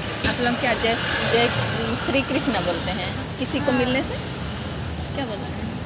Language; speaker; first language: Hindi; non-native, local second language; Odia